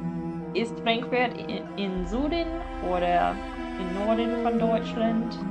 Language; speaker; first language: German; non-native, learner; English